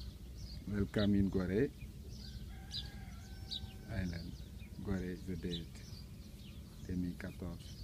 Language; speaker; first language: English; non-native, local second language; Wolof